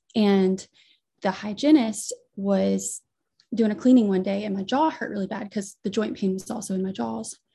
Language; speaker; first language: English; native; English